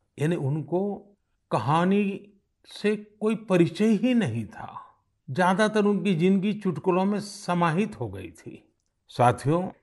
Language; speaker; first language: Hindi; non-native, local second language; Gujarati